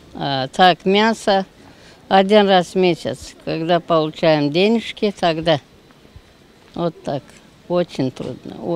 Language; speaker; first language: Russian; non-native, local second language; Romanian